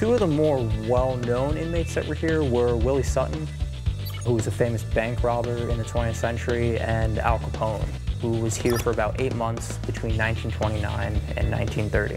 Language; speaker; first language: English; native; English